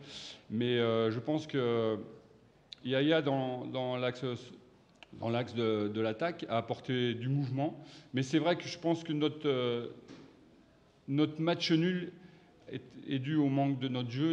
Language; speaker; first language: French; native; French